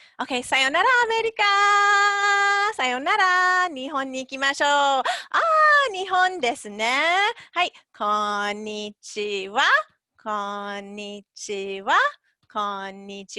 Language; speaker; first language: Japanese; non-native, fluent; English